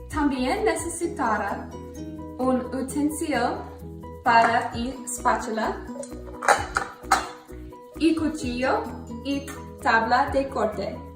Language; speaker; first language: Spanish; non-native, learner; English